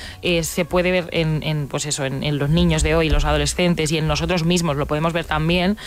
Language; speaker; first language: Spanish; native; Spanish